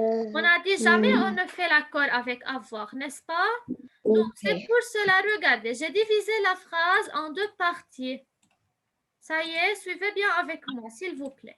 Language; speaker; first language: French; non-native, local second language; Arabic